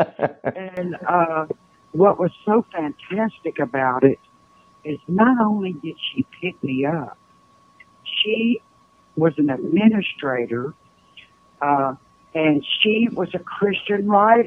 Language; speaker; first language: English; native; English